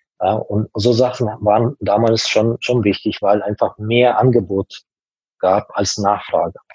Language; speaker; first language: German; non-native, fluent; Azerbaijani